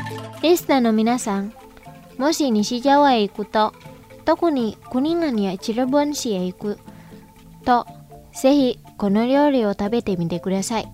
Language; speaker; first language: Japanese; non-native, fluent; Indonesian